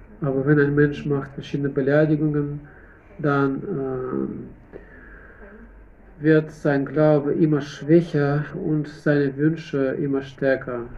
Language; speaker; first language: German; non-native, fluent; Russian